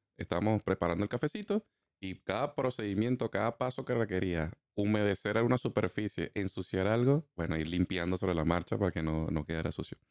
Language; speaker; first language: Spanish; native; Spanish